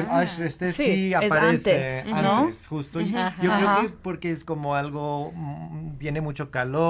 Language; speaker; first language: Spanish; non-native, fluent; English